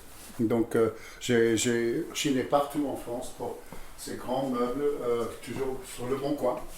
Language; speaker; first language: French; non-native, fluent; English